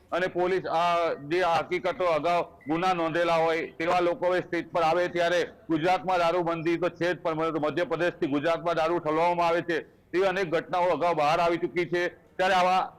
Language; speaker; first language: Gujarati; native; Gujarati